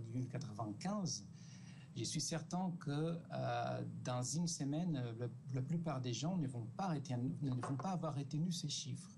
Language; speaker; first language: French; non-native, fluent; Portuguese